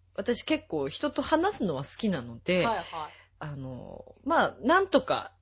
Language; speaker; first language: Japanese; native; Japanese